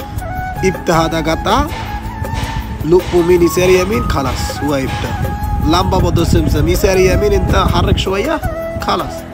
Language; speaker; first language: Arabic; non-native, learner; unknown